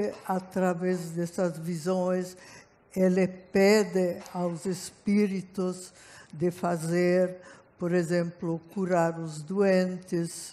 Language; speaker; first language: Portuguese; non-native, fluent; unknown